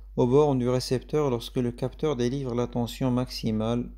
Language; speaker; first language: French; non-native, local second language; Arabic